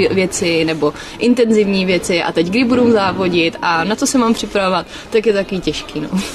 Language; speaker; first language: Czech; native; Czech